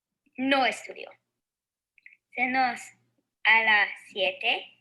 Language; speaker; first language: Spanish; non-native, learner; English